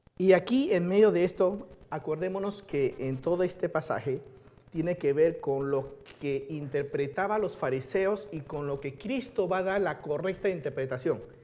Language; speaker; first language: Spanish; early bilingual, other home language; Chinese